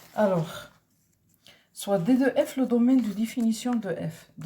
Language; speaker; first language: French; non-native, local second language; Arabic